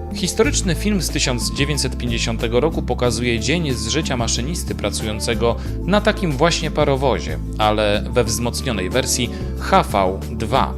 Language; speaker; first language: Polish; native; Polish